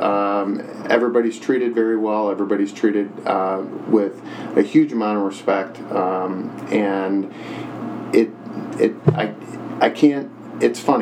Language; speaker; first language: English; native; English